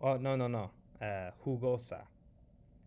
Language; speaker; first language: Spanish; non-native, fluent; English